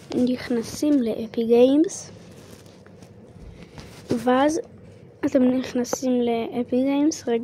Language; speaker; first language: Hebrew; native; Hebrew